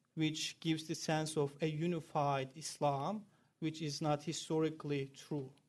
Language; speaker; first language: English; non-native, fluent; Turkish